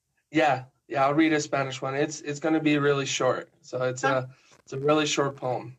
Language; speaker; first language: English; non-native, fluent; Spanish